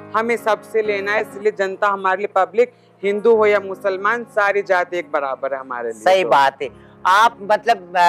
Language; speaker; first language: Hindi; native; Hindi